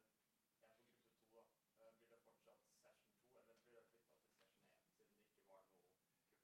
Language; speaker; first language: Norwegian; native; Norwegian